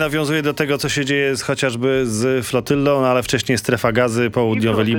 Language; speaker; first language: Polish; native; Polish